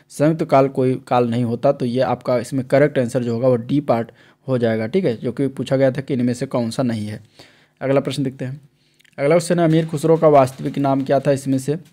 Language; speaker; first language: Hindi; native; Hindi